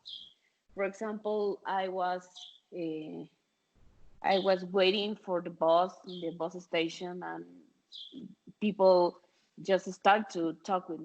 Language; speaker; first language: English; non-native, fluent; Spanish